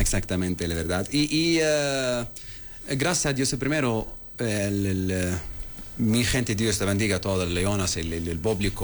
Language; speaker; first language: Spanish; non-native, learner; Arabic